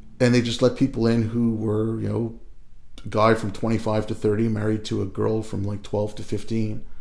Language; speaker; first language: English; early bilingual, other home language; Urdu